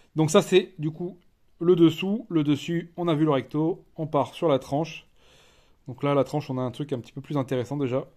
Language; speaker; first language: French; native; French